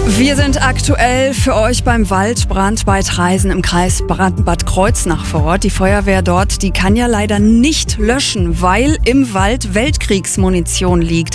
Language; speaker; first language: German; native; German